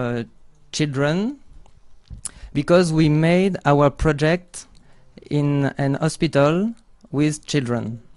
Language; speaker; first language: English; non-native, learner; French